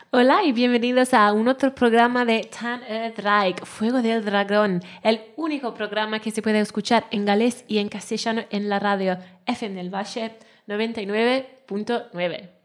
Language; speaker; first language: Spanish; non-native, fluent; Welsh